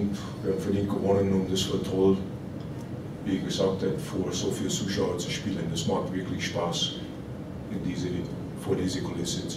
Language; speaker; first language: German; non-native, fluent; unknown